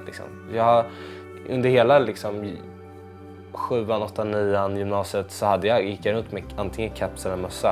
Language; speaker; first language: Swedish; native; Swedish